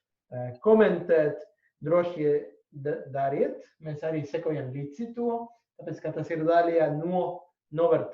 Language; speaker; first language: Latvian; non-native, fluent; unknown